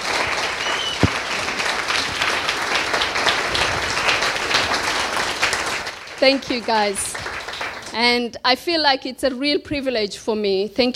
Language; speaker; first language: English; non-native, local second language; Somali